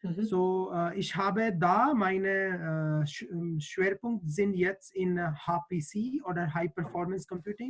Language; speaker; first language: German; non-native, learner; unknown